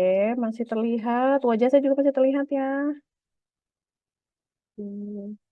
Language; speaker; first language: Indonesian; native; Indonesian